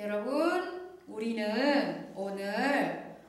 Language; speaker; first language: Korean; non-native, fluent; Indonesian